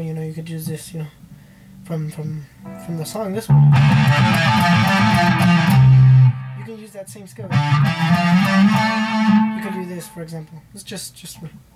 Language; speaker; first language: English; early bilingual, other home language; Spanish